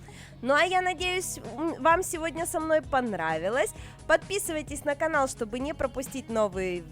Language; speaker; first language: Russian; native; Russian